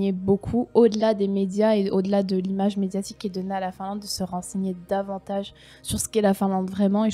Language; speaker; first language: French; native; French